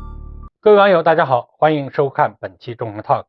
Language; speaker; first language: Chinese; native; Chinese